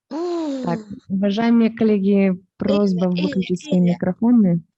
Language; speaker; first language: Russian; native; Russian